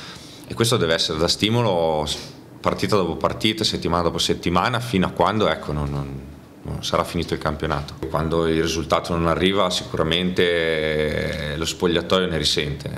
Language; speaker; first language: Italian; native; Italian